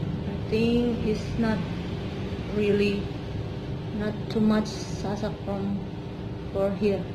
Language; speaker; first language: English; non-native, learner; Indonesian